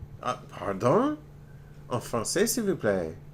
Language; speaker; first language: French; non-native, fluent; English